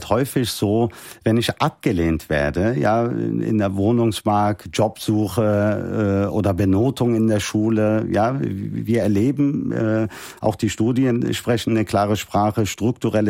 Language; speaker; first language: German; early bilingual, other home language; Turkish